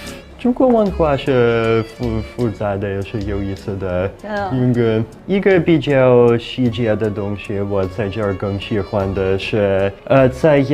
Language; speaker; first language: Chinese; non-native, fluent; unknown